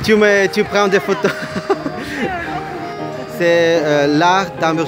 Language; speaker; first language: French; non-native, fluent; Russian